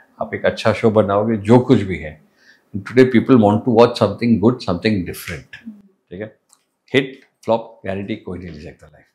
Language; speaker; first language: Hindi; non-native, local second language; English